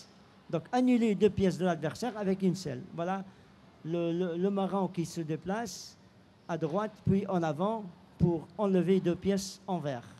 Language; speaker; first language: French; non-native, local second language; Arabic